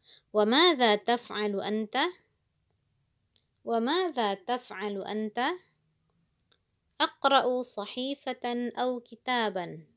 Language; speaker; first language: Arabic; non-native, fluent; Indonesian